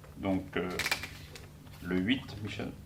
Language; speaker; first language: French; native; French